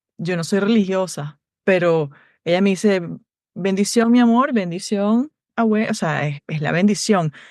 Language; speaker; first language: Spanish; native; Spanish